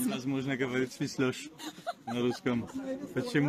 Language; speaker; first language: Russian; non-native, learner; French